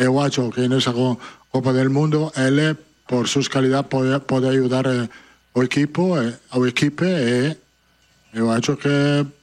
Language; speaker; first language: Portuguese; non-native, fluent; Italian